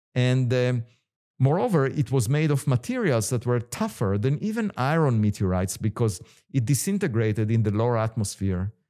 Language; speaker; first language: English; non-native, fluent; Hebrew